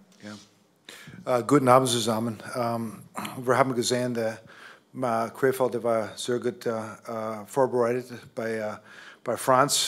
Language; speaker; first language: German; non-native, fluent; English